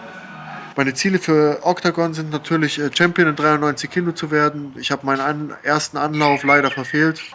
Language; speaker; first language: German; native; German